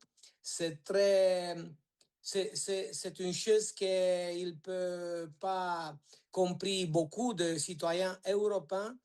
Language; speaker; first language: French; non-native, learner; Romanian